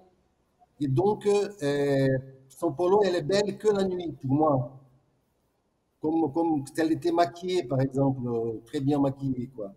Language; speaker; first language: French; non-native, fluent; Portuguese